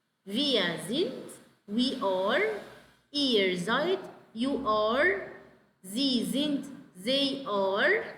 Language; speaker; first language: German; non-native, fluent; Arabic